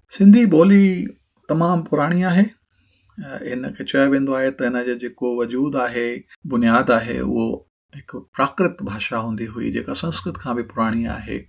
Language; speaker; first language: Sindhi; early bilingual, heritage; Sindhi